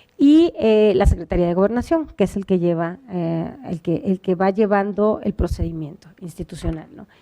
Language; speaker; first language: Spanish; native; Spanish